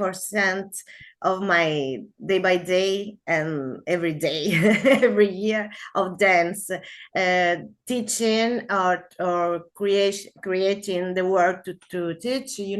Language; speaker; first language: English; non-native, learner; Spanish